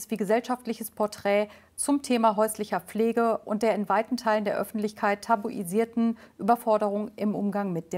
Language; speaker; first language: German; native; German